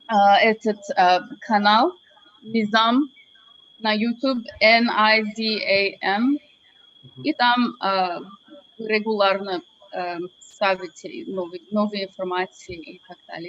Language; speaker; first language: Russian; non-native, fluent; English